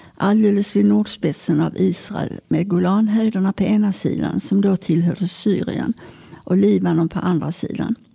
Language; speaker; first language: Swedish; native; Swedish